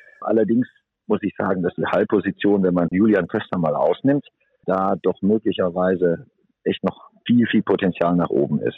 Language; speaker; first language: German; native; German